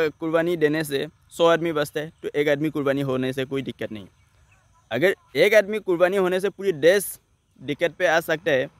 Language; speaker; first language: Hindi; non-native, local second language; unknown